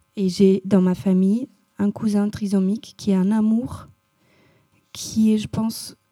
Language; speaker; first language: French; non-native, fluent; Romanian